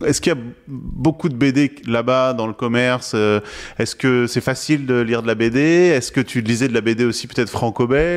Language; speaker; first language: French; native; French